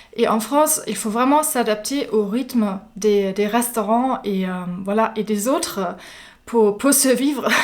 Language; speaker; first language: French; non-native, fluent; German